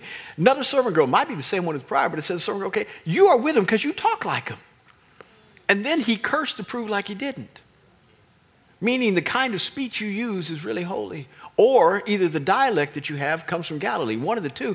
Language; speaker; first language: English; native; English